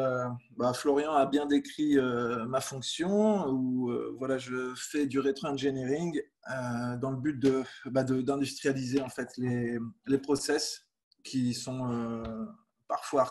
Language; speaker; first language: French; native; French